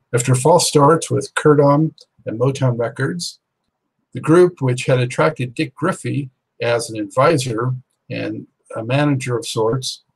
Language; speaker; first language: English; native; English